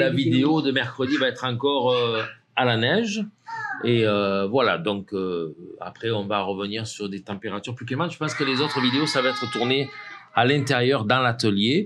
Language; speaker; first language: French; native; French